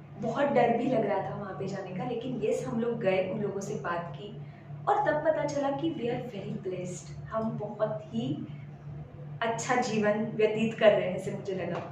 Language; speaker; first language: Hindi; non-native, local second language; Marathi